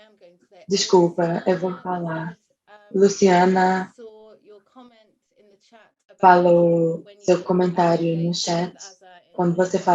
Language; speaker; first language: Portuguese; non-native, fluent; English